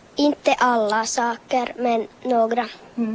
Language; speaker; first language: Swedish; non-native, local second language; Finnish